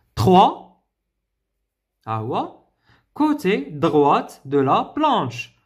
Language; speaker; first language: French; non-native, local second language; Arabic